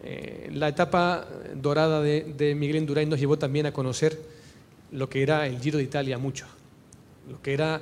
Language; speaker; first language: Spanish; native; Spanish